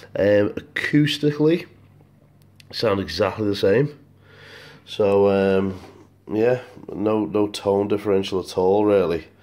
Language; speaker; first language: English; native; English